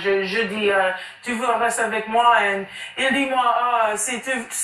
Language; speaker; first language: French; non-native, learner; English